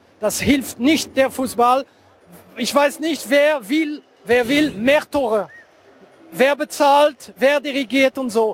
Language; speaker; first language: German; non-native, fluent; French